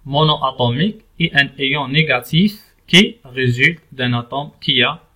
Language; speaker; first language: French; non-native, local second language; Arabic